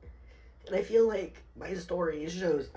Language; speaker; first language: English; native; English